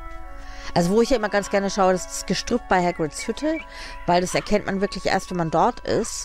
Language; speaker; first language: German; native; German